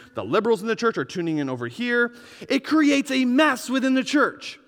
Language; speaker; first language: English; native; English